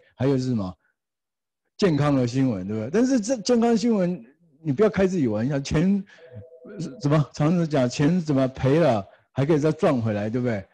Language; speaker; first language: Chinese; native; Chinese